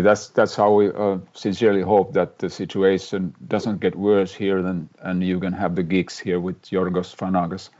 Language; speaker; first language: English; non-native, fluent; Finnish